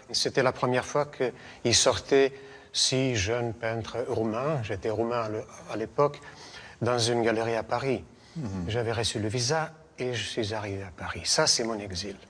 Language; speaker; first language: French; non-native, fluent; Russian